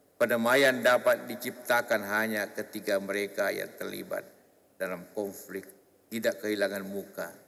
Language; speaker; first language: Indonesian; non-native, local second language; Buginese